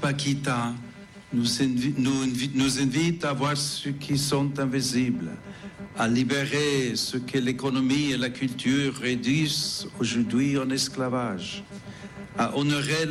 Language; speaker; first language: French; non-native, fluent; English